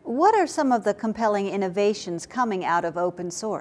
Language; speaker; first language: English; native; English